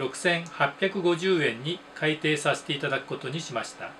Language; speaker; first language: Japanese; native; Japanese